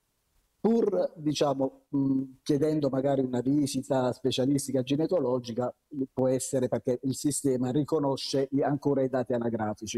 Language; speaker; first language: Italian; native; Italian